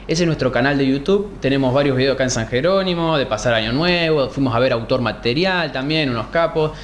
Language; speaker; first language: Spanish; native; Spanish